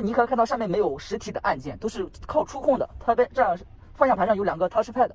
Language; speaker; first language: Chinese; native; Chinese